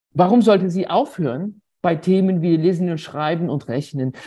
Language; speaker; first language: German; non-native, fluent; French